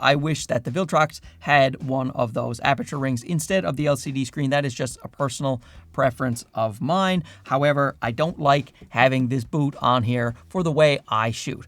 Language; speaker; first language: English; native; English